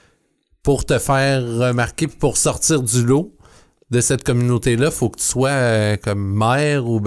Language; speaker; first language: French; native; French